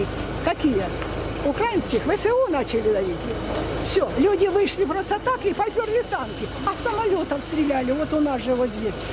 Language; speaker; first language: Russian; native; Russian